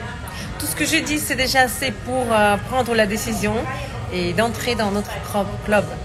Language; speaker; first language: French; non-native, fluent; Russian